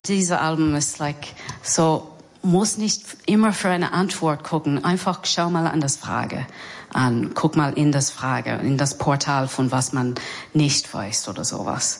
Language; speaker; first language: German; non-native, learner; English